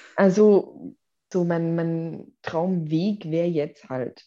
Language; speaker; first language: German; native; German